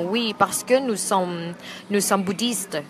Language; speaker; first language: French; non-native, learner; Thai